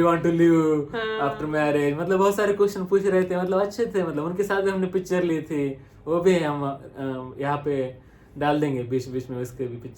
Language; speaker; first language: Hindi; non-native, local second language; Marathi